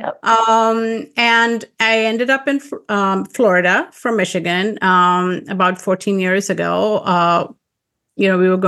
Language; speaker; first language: English; non-native, local second language; Urdu